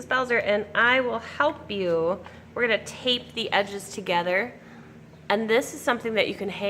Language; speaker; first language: English; native; English